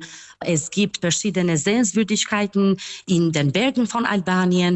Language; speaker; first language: German; non-native, fluent; Albanian